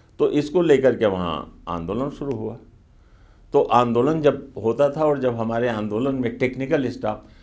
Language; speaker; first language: Hindi; native; Hindi